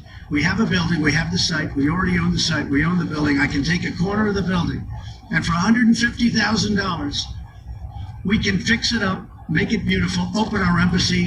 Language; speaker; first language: English; native; English